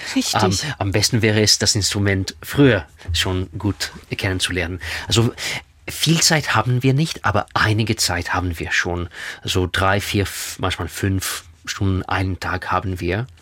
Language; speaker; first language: German; non-native, fluent; Russian